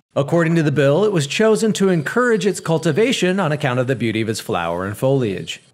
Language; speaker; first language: English; native; English